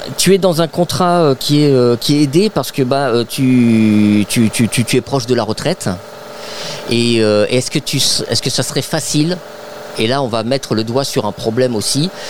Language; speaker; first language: French; native; French